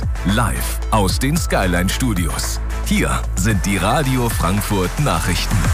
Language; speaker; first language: German; native; German